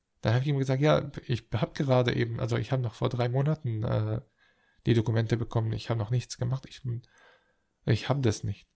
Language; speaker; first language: German; non-native, fluent; Arabic